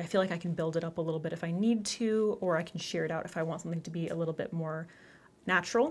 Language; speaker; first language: English; native; English